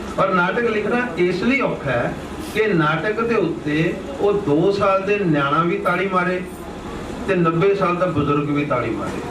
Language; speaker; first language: Punjabi; native; Punjabi